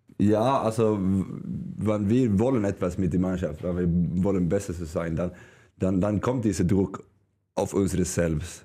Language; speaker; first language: German; non-native, learner; Swedish